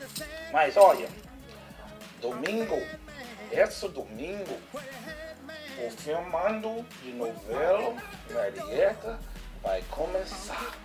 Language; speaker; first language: Portuguese; non-native, learner; English